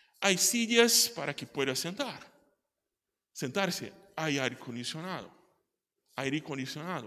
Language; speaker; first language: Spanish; non-native, learner; Portuguese